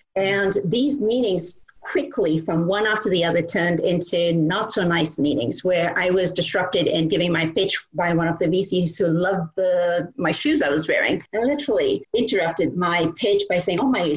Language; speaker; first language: English; non-native, local second language; Bangla